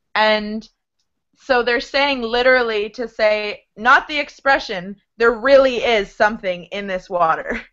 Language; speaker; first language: English; native; English